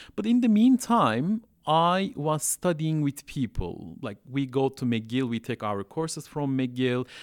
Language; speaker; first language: English; non-native, fluent; Turkish